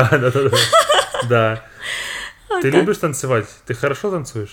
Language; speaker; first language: Russian; non-native, fluent; English